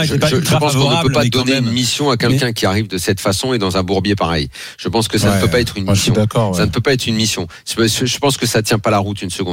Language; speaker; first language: French; native; French